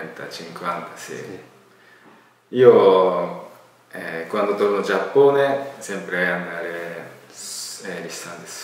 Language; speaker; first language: Italian; non-native, learner; Japanese